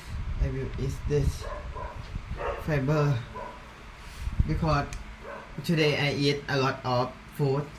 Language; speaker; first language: English; non-native, learner; Thai